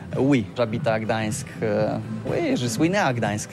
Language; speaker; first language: French; non-native, learner; Polish